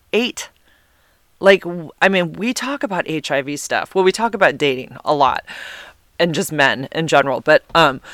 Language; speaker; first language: English; native; English